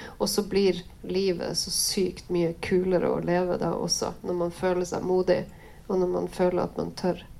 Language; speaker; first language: Norwegian; native; Norwegian